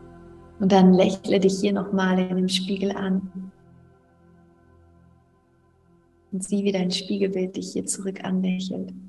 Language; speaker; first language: German; native; German